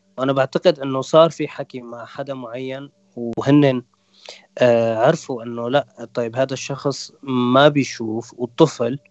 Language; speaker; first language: Arabic; non-native, local second language; Kurdish